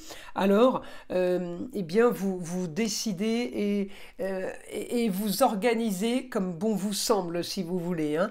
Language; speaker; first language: French; native; French